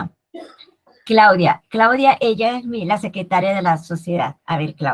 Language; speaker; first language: Spanish; native; Spanish